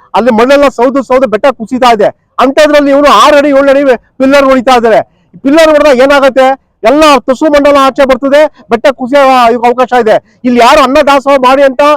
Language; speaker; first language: Kannada; native; Kannada